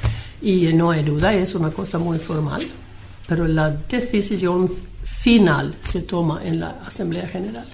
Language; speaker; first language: Spanish; non-native, fluent; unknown